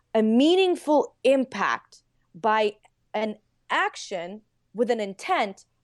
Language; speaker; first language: English; non-native, fluent; Russian